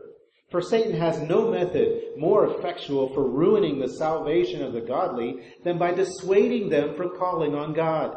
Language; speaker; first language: English; native; English